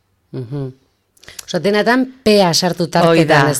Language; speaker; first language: Basque; native; Basque